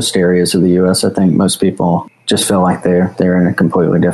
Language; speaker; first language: English; native; English